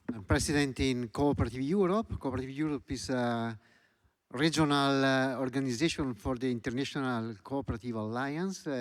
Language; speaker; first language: English; non-native, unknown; Italian